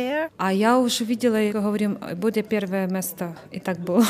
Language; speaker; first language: Slovak; non-native, learner; Ukrainian